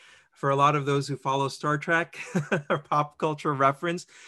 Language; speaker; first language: English; non-native, local second language; Filipino